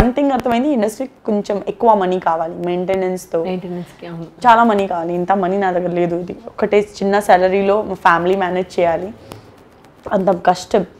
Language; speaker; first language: Telugu; non-native, learner; Gujarati